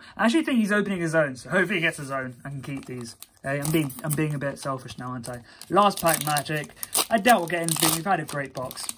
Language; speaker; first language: English; native; English